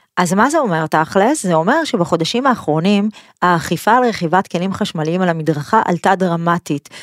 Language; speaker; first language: Hebrew; native; Hebrew